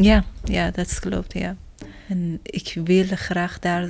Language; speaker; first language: Dutch; non-native, learner; Persian